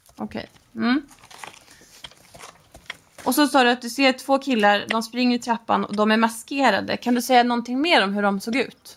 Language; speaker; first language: Swedish; native; Swedish